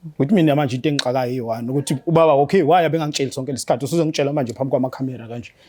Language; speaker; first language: Zulu; native; Zulu